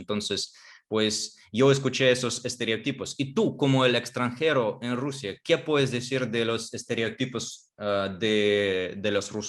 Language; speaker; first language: Spanish; non-native, fluent; Russian